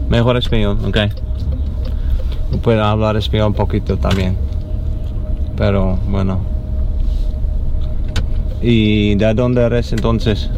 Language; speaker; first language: Spanish; non-native, learner; English